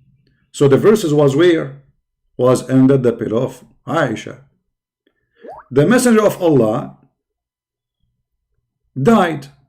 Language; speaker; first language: English; non-native, fluent; Arabic